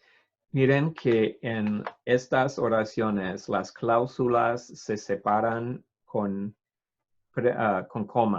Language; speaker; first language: Spanish; non-native, fluent; English